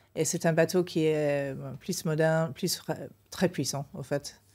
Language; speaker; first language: French; non-native, fluent; English